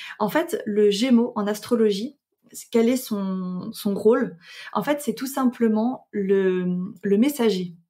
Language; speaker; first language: French; native; French